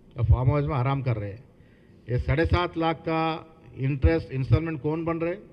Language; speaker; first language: Hindi; non-native, local second language; Telugu